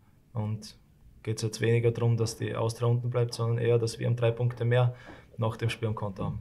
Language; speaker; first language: German; native; German